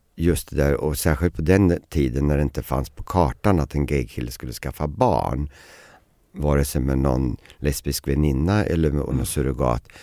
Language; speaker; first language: Swedish; native; Swedish